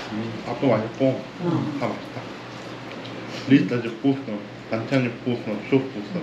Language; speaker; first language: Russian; non-native, learner; Korean